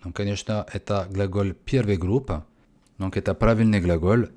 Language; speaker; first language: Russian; non-native, learner; French